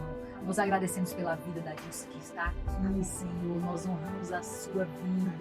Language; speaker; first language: Portuguese; native; Portuguese